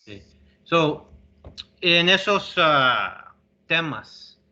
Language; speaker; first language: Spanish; early bilingual, heritage; English